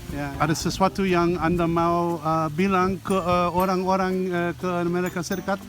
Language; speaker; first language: Indonesian; non-native, learner; English